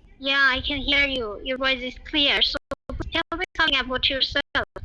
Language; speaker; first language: English; non-native, fluent; Bangla